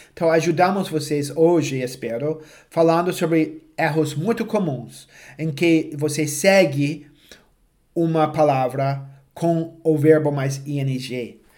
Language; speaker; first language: Portuguese; non-native, fluent; English